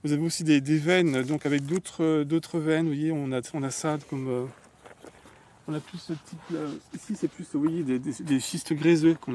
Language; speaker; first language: French; native; French